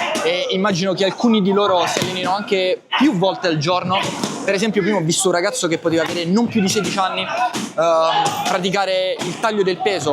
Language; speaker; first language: Italian; native; Italian